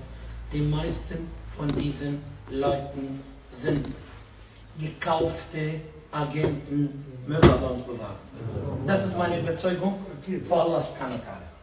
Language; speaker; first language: German; non-native, fluent; Arabic